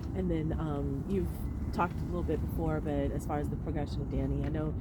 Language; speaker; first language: English; native; English